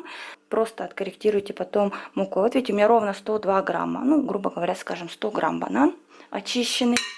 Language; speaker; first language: Russian; native; Russian